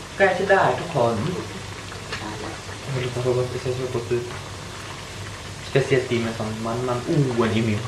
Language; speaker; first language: Thai; early bilingual, heritage; Thai